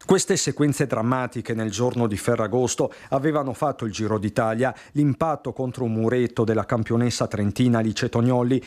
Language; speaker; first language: Italian; native; Italian